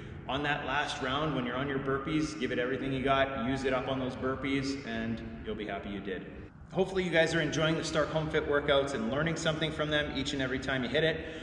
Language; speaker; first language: English; native; English